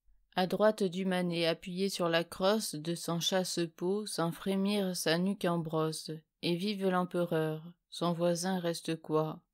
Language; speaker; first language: French; native; French